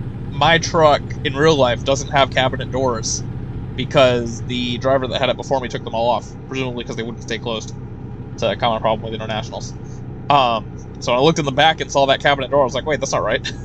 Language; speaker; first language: English; native; English